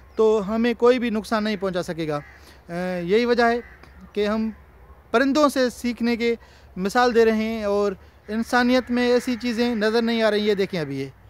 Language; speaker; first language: Urdu; non-native, local second language; Sindhi